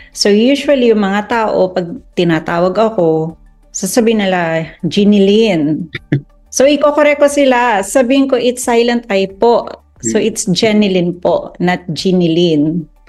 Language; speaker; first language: Filipino; native; Filipino